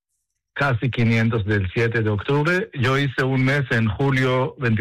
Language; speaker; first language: Spanish; early bilingual, heritage; Spanish